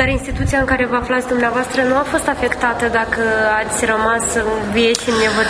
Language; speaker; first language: Romanian; native; Romanian